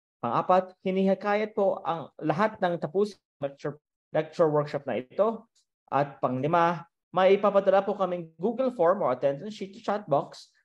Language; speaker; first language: Filipino; native; Filipino